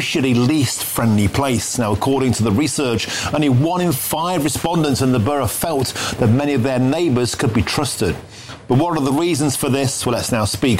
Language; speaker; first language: English; native; English